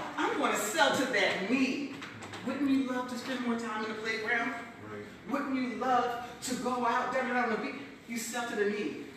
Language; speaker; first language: English; native; English